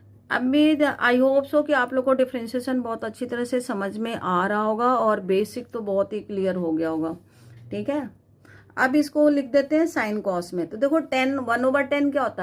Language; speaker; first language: Hindi; native; Hindi